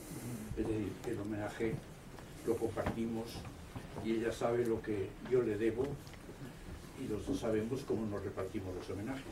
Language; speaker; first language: Spanish; native; Spanish